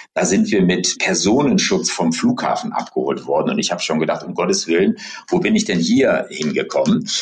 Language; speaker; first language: German; native; German